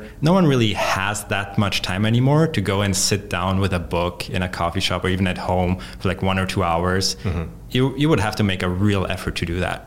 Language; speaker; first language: English; non-native, fluent; Polish